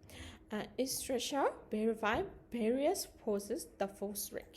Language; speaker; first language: English; non-native, learner; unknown